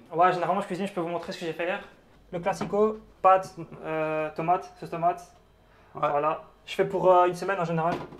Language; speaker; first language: French; native; French